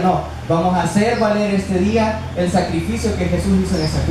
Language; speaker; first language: Spanish; native; Spanish